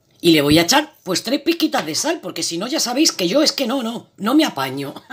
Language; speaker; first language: Spanish; native; Spanish